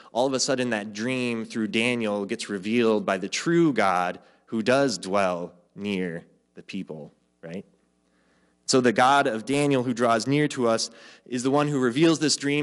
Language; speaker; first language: English; native; English